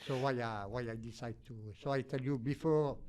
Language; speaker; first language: English; non-native, fluent; French